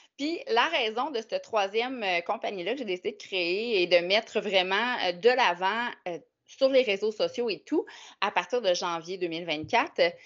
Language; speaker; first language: French; native; French